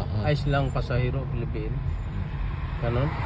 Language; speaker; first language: Filipino; non-native, learner; Bangla